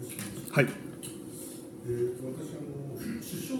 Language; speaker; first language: Japanese; native; Japanese